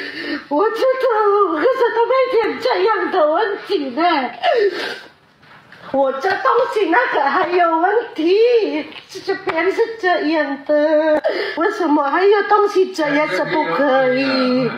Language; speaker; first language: Chinese; non-native, learner; Indonesian